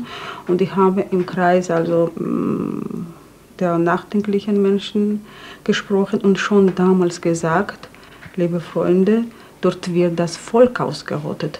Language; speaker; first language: German; non-native, fluent; Georgian